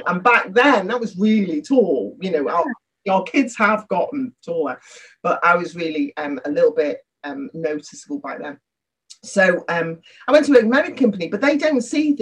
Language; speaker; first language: English; native; English